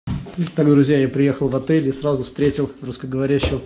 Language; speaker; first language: Russian; native; Russian